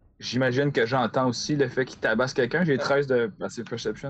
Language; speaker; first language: French; native; French